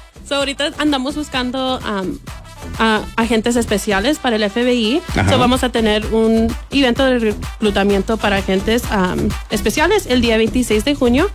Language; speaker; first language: Spanish; early bilingual, heritage; English